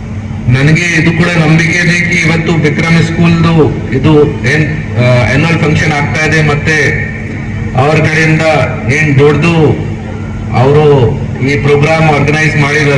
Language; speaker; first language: Kannada; non-native, local second language; Hindi